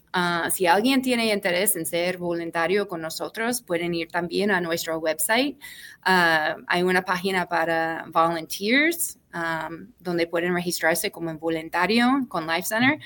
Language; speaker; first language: Spanish; non-native, fluent; English